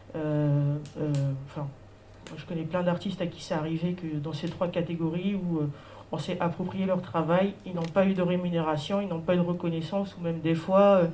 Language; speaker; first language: French; native; French